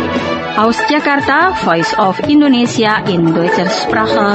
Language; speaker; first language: German; non-native, fluent; Indonesian